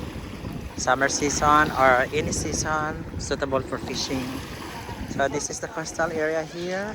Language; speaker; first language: English; non-native, local second language; Hiligaynon